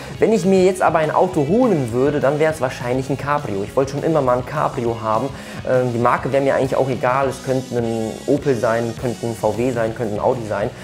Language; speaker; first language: German; early bilingual, other home language; Polish